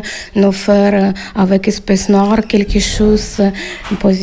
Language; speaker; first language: French; non-native, learner; Ukrainian